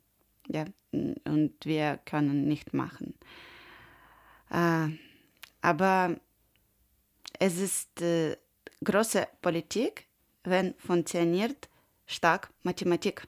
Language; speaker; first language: German; non-native, learner; Ukrainian